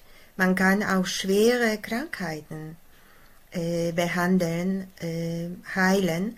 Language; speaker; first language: German; non-native, fluent; Polish